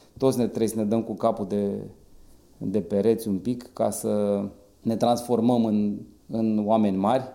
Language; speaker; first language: Romanian; native; Romanian